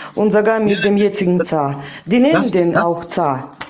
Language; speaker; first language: German; non-native, fluent; Russian